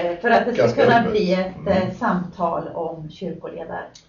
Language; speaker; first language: Swedish; native; Swedish